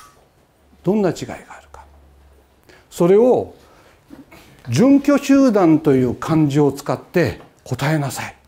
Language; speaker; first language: Japanese; native; Japanese